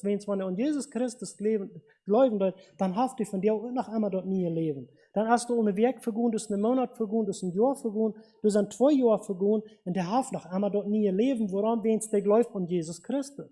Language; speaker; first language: German; non-native, learner; Low German